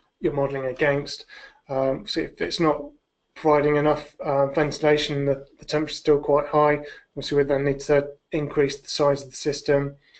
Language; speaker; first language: English; native; English